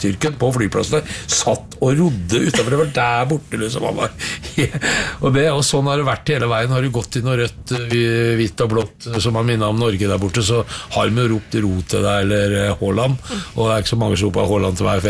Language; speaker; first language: Norwegian; native; Norwegian